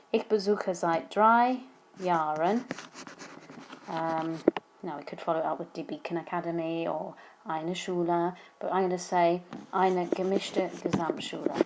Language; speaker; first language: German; non-native, fluent; English